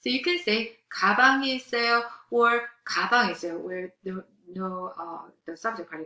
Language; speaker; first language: Korean; non-native, fluent; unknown